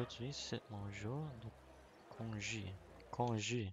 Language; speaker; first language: French; non-native, learner; English